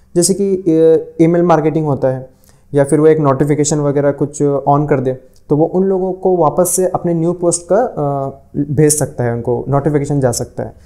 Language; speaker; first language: Hindi; non-native, local second language; Urdu